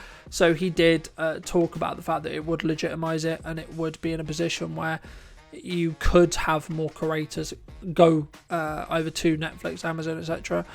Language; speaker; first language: English; native; English